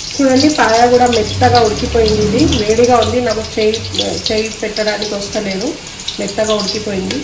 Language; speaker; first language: Telugu; non-native, local second language; Urdu